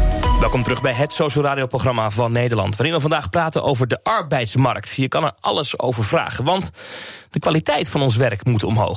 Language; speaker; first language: Dutch; native; Dutch